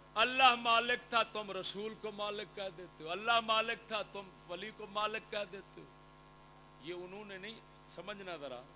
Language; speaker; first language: Urdu; non-native, local second language; Punjabi